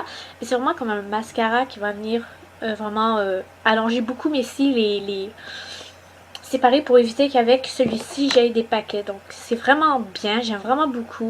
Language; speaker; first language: French; native; French